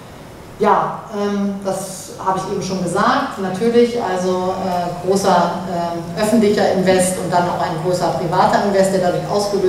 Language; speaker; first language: German; native; German